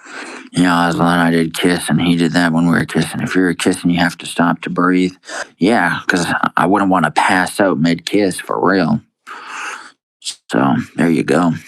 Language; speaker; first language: English; native; English